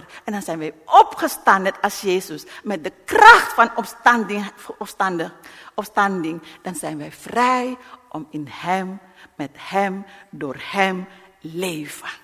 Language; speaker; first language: Dutch; non-native, learner; Indonesian